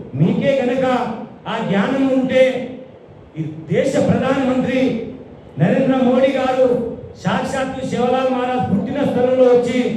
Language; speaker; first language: Telugu; non-native, local second language; Lambadi